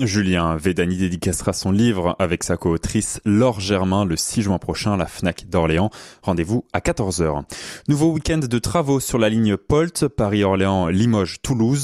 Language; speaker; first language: French; native; French